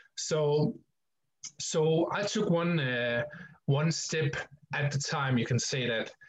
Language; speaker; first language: English; non-native, fluent; Danish